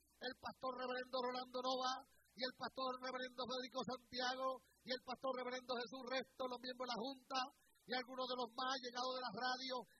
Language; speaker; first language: Spanish; native; Spanish